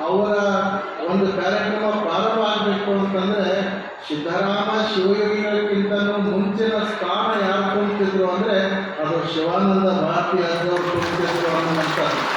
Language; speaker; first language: Kannada; native; Kannada